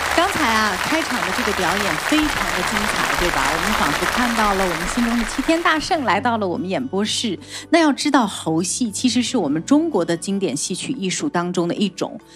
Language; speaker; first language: Chinese; native; Chinese